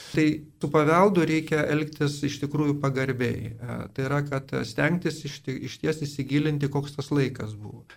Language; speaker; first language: Lithuanian; native; Lithuanian